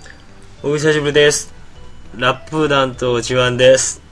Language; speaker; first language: Japanese; non-native, learner; Korean